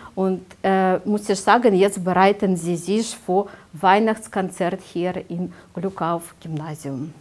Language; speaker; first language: German; non-native, learner; Ukrainian